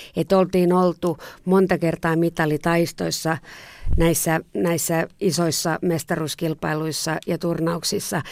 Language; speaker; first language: Finnish; native; Finnish